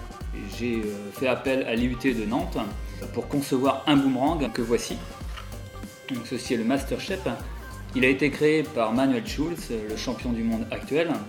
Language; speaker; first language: French; native; French